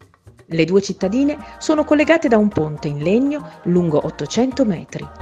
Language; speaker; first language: Italian; native; Italian